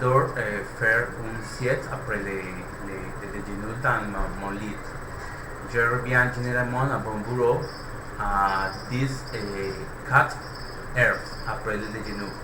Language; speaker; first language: French; non-native, learner; Spanish